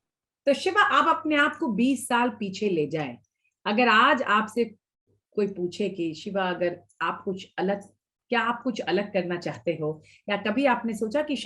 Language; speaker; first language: Hindi; native; Hindi